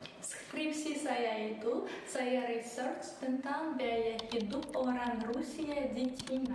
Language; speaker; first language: Indonesian; early bilingual, other home language; Russian